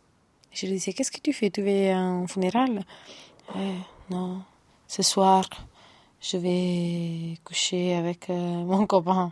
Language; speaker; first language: French; non-native, fluent; Italian